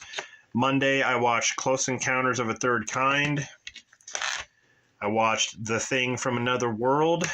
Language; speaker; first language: English; native; English